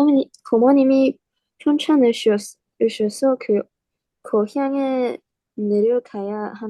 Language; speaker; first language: Korean; non-native, learner; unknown